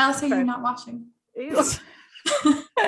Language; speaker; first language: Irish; non-native, local second language; English